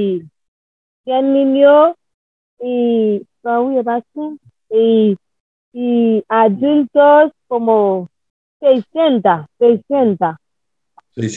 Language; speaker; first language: Spanish; non-native, learner; Haitian Creole